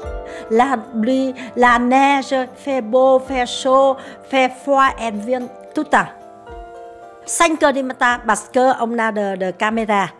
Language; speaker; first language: French; non-native, learner; Vietnamese